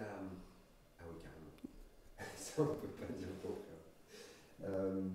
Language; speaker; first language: French; native; French